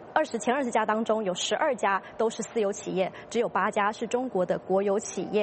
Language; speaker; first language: Chinese; native; Chinese